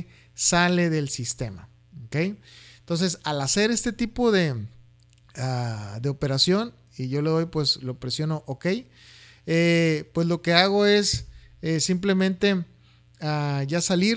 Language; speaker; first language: Spanish; native; Spanish